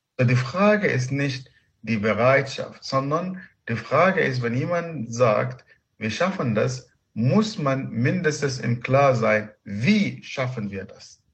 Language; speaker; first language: German; non-native, fluent; Arabic